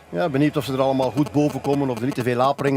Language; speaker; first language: Dutch; native; Dutch